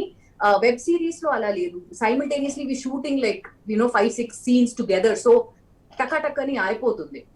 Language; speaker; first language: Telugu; non-native, local second language; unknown